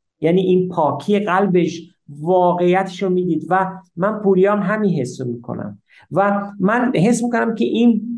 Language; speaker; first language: Persian; early bilingual, heritage; English